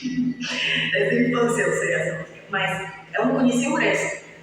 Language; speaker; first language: Portuguese; non-native, fluent; Bulgarian